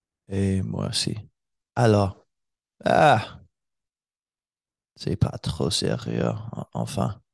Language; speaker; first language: French; non-native, learner; English